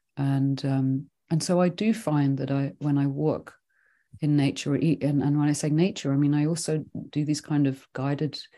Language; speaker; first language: English; early bilingual, other home language; Swedish